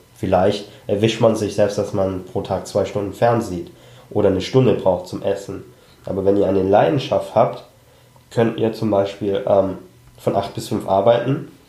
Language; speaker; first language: German; early bilingual, other home language; Cantonese